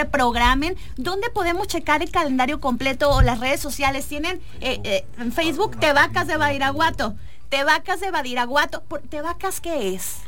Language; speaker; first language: Spanish; native; Spanish